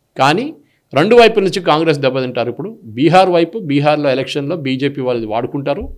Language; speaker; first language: Telugu; non-native, local second language; Malayalam